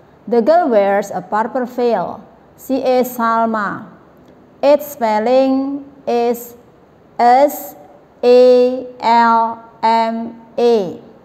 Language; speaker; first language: English; non-native, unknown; Indonesian